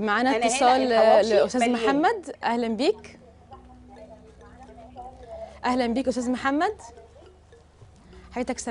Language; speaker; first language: Arabic; native; Arabic